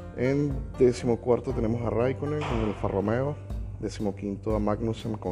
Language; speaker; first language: Spanish; native; Spanish